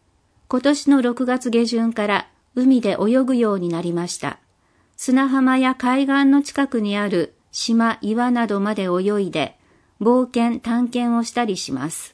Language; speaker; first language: Japanese; non-native, fluent; English